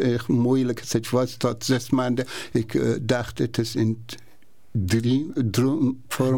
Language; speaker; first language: Dutch; non-native, learner; Persian